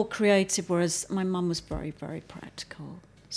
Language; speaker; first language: English; native; English